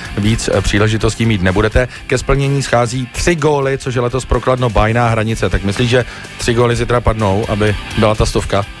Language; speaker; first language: Czech; native; Czech